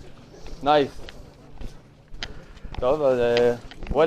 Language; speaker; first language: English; non-native, learner; Hebrew